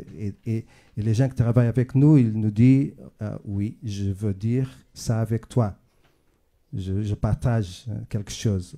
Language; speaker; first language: French; non-native, fluent; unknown